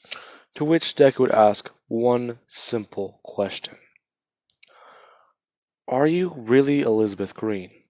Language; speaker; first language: English; native; English